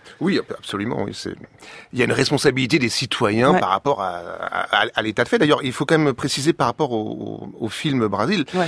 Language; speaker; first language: French; native; French